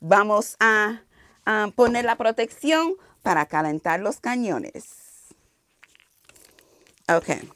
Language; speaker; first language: Spanish; non-native, learner; English